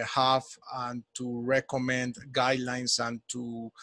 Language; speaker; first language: English; non-native, fluent; Spanish